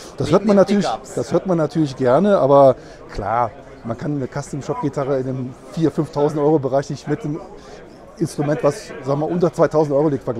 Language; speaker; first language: German; native; German